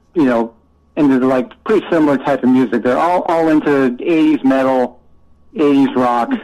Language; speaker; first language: English; native; English